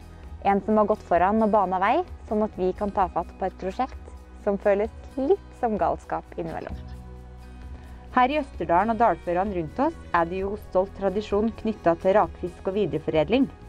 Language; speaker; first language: Norwegian; native; Norwegian